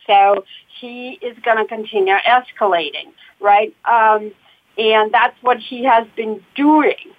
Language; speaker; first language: English; non-native, fluent; Russian